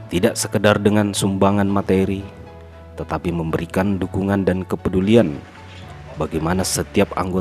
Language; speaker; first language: Indonesian; native; Indonesian